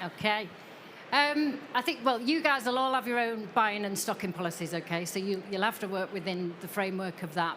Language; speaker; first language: English; native; English